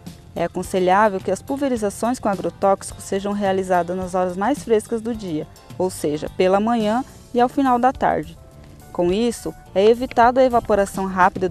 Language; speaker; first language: Portuguese; native; Portuguese